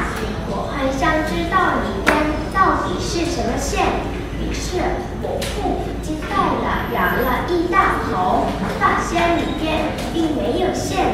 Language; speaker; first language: Chinese; non-native, learner; Korean